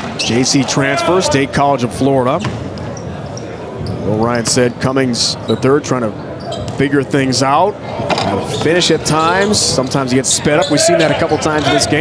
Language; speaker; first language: English; native; English